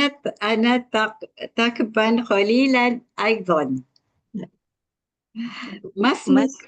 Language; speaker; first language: Arabic; non-native, learner; Malay